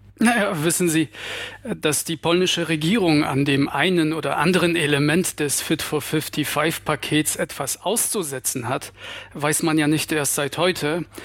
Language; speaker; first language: German; non-native, fluent; Polish